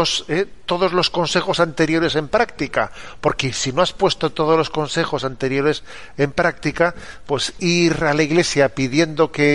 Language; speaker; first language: Spanish; native; Spanish